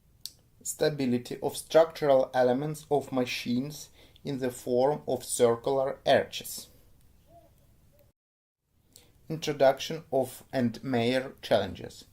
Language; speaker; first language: English; non-native, fluent; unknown